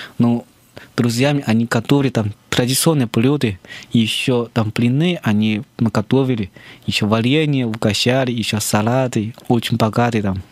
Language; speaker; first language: Russian; non-native, fluent; Chinese